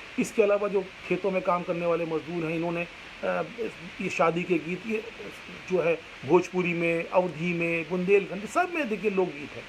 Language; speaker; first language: Hindi; non-native, local second language; Bangla